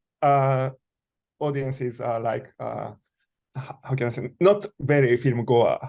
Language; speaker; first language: English; non-native, learner; Japanese